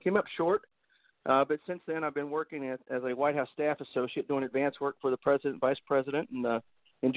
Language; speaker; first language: English; native; English